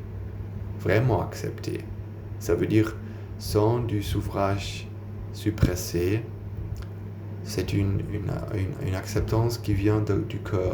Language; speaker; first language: French; non-native, learner; German